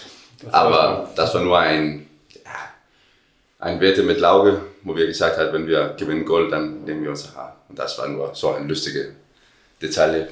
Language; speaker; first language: German; non-native, learner; Danish